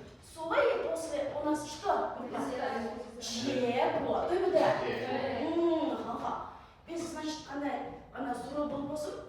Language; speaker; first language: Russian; non-native, local second language; Kyrgyz